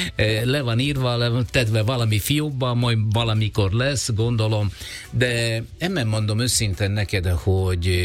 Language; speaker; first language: Hungarian; non-native, learner; Italian